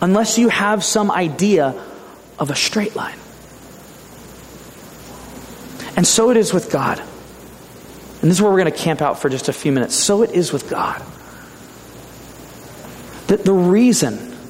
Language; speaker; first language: English; native; English